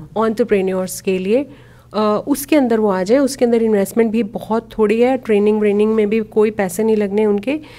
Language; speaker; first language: Hindi; native; Hindi